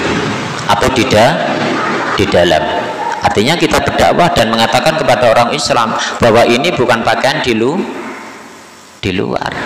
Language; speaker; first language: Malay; non-native, local second language; Javanese